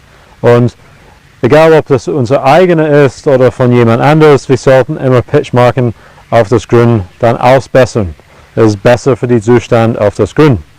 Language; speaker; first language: German; non-native, fluent; English